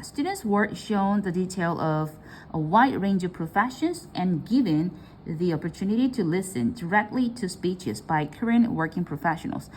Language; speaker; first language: English; non-native, fluent; Korean